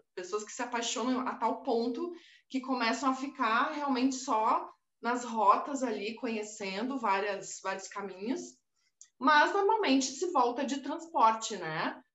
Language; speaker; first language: Portuguese; native; Portuguese